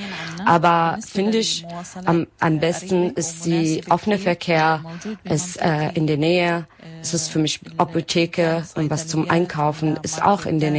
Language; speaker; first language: German; non-native, learner; Arabic